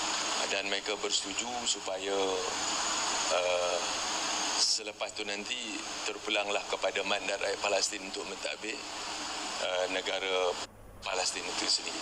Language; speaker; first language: Malay; native; Malay